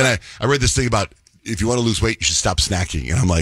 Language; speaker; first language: English; native; English